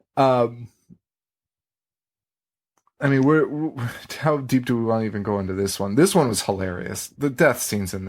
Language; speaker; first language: English; native; English